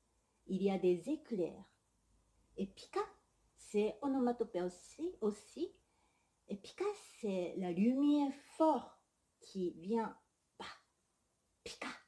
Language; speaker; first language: French; non-native, fluent; Japanese